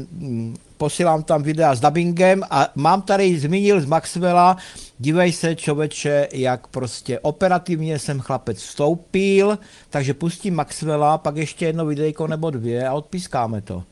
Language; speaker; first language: Czech; native; Czech